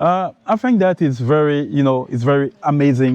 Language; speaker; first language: English; non-native, learner; French